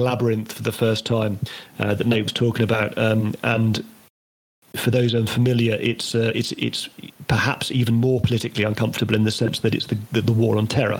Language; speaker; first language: English; native; English